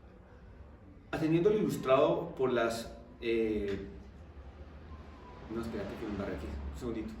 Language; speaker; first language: Spanish; native; Spanish